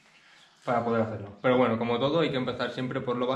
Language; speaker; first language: Spanish; native; Spanish